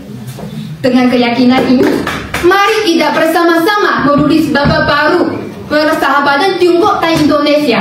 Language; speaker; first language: Indonesian; non-native, learner; Chinese